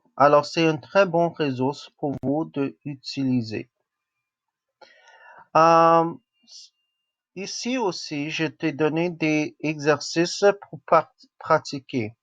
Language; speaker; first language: French; non-native, local second language; English